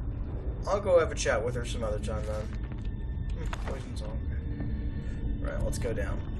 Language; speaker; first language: English; native; English